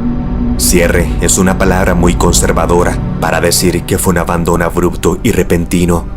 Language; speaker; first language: Spanish; native; Spanish